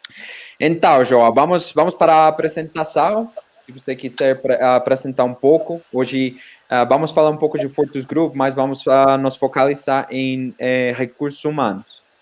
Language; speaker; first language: Portuguese; non-native, fluent; Spanish